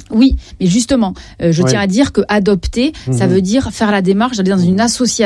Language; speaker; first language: French; native; French